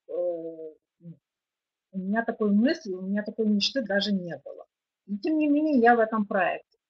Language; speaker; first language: Russian; non-native, local second language; Ukrainian